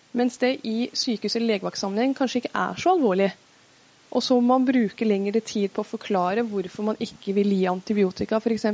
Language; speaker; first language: Norwegian; early bilingual, other home language; Persian